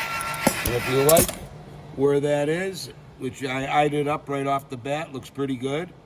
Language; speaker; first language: English; native; English